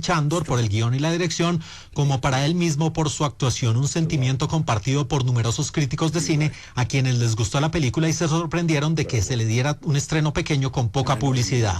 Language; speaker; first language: Spanish; native; Spanish